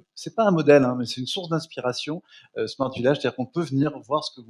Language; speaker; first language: French; native; French